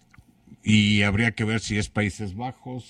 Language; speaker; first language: Spanish; native; Spanish